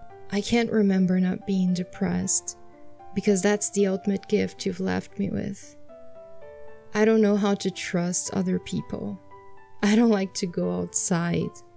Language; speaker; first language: English; non-native, fluent; Portuguese